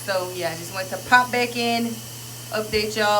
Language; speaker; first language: English; native; English